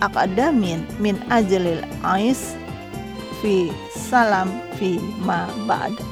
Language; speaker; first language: Arabic; non-native, learner; Indonesian